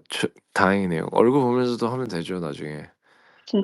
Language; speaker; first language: Korean; early bilingual, heritage; Korean